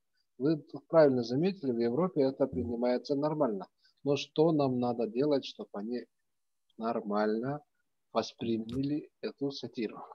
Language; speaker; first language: Russian; non-native, local second language; Kyrgyz